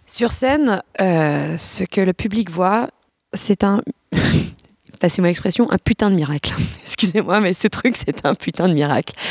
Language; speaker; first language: French; native; French